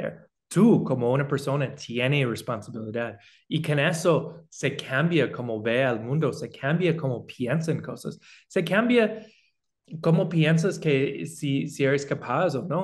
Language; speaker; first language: Spanish; non-native, fluent; English